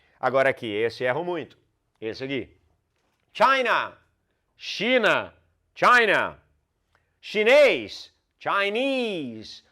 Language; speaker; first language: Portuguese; non-native, fluent; English